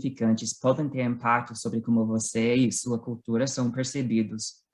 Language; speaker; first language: Portuguese; non-native, fluent; English